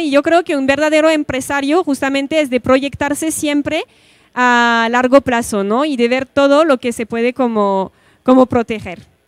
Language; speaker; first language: Spanish; non-native, fluent; French